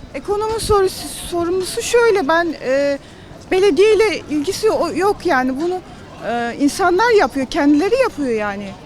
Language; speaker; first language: Turkish; native; Turkish